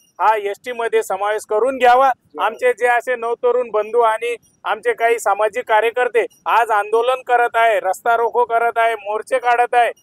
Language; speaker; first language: Marathi; non-native, local second language; Lambadi